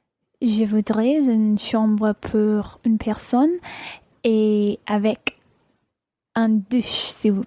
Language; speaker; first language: French; non-native, learner; English